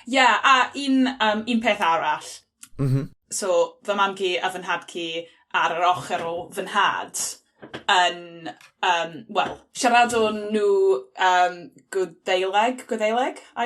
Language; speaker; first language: Welsh; non-native, local second language; English